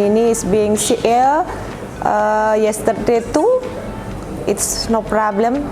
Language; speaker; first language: English; non-native, learner; Indonesian